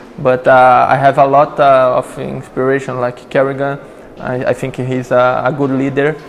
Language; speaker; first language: English; non-native, learner; Portuguese